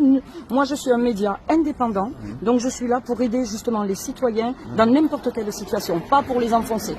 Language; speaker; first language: French; native; French